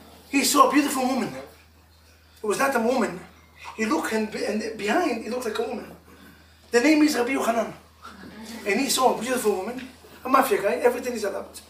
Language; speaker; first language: English; non-native, fluent; Hebrew